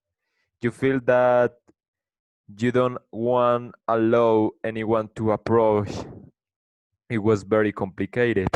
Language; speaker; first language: English; non-native, learner; Spanish